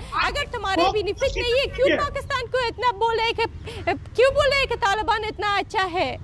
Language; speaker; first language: Hindi; non-native, learner; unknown